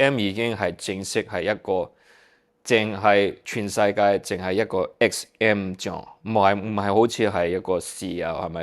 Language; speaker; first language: Cantonese; early bilingual, heritage; Cantonese